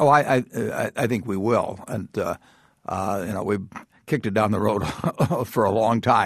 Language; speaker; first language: English; native; English